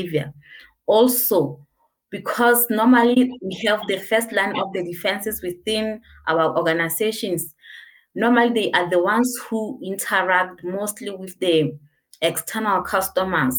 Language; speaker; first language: English; non-native, local second language; Southern Sotho